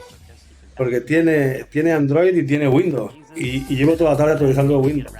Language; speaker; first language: Spanish; native; Spanish